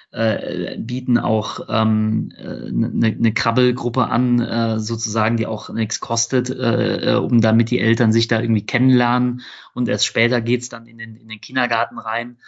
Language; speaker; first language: German; native; German